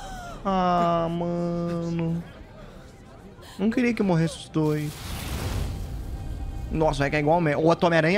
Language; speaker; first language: Portuguese; native; Portuguese